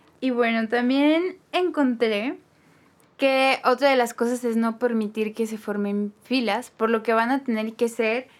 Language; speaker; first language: Spanish; native; Spanish